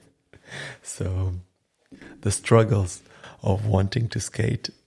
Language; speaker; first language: English; non-native, fluent; Croatian